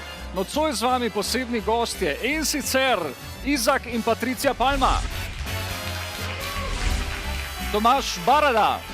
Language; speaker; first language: Slovenian; native; Slovenian